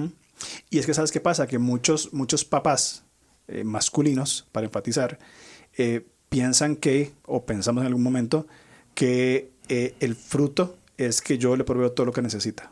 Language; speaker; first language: Spanish; native; Spanish